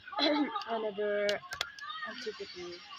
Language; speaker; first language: English; non-native, learner; Indonesian